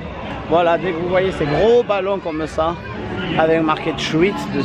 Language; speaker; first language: French; native; French